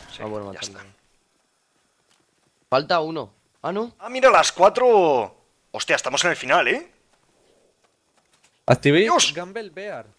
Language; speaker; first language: Spanish; native; Spanish